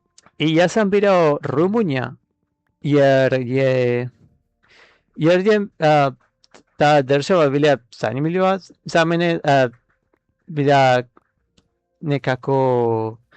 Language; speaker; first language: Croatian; non-native, learner; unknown